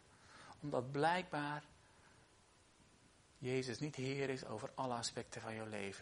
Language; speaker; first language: Dutch; native; Dutch